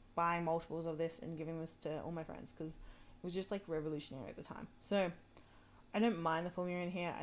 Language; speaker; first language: English; native; English